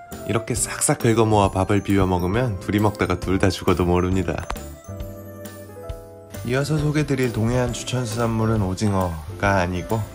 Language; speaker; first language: Korean; native; Korean